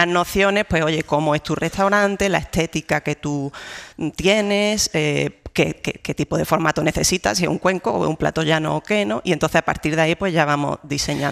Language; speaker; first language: Spanish; native; Spanish